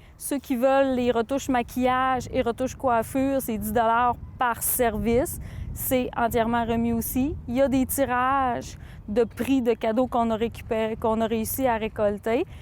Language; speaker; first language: French; native; French